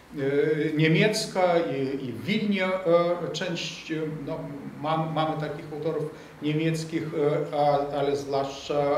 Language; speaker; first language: Polish; non-native, fluent; Lithuanian